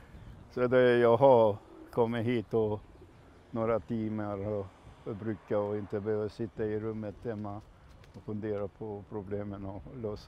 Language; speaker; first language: Swedish; non-native, fluent; Macedonian